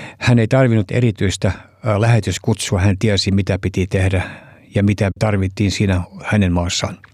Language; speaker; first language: Finnish; early bilingual, heritage; Finnish